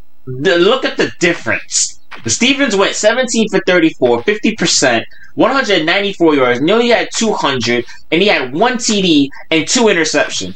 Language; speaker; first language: English; native; English